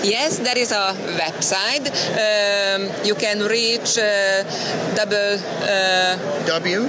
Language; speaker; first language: English; non-native, learner; Hungarian